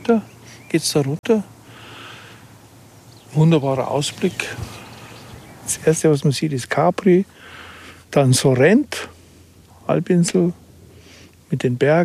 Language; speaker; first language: German; native; German